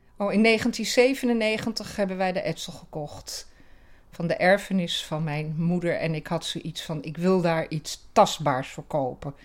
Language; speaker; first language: Dutch; native; Dutch